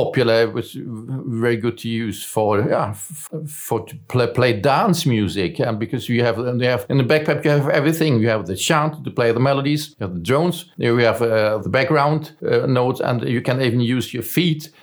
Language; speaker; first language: English; non-native, fluent; German